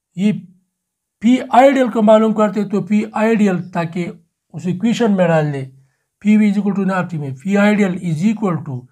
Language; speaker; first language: Urdu; non-native, local second language; Pashto